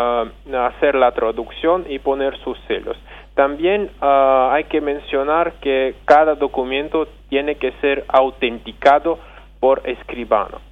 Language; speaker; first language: Spanish; non-native, fluent; Russian